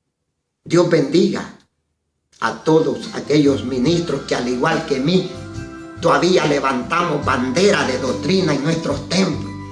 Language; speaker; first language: Spanish; native; Spanish